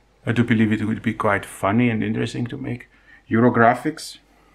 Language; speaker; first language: English; non-native, fluent; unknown